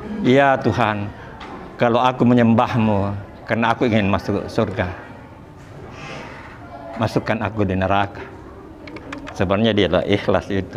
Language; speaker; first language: Indonesian; native; Indonesian